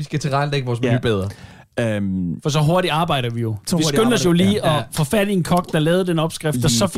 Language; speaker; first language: Danish; native; Danish